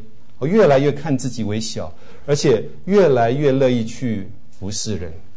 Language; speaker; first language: Chinese; native; Chinese